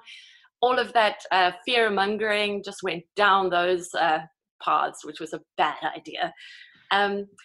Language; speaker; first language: English; native; English